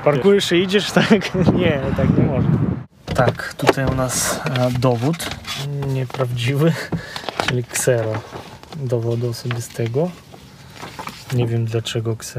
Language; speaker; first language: Polish; non-native, fluent; Ukrainian